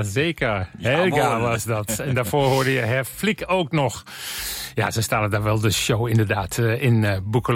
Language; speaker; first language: Dutch; native; Dutch